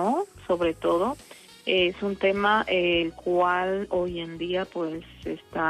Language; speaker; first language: Spanish; native; Spanish